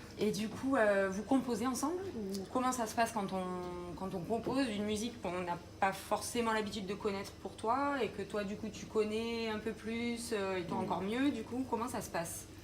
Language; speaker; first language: French; native; French